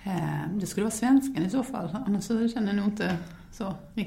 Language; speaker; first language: Swedish; native; Swedish